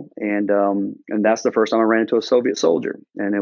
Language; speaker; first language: English; native; English